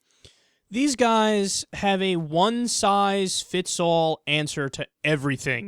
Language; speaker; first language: English; native; English